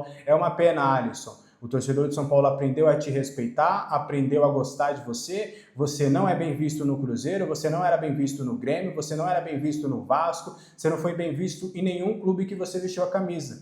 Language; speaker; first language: Portuguese; native; Portuguese